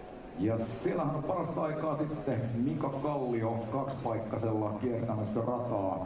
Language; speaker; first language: Finnish; native; Finnish